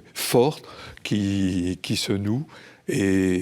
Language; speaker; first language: French; native; French